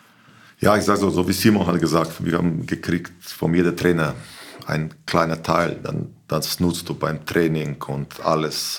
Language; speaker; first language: German; non-native, learner; Slovenian